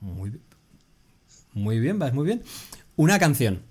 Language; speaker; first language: Spanish; native; Spanish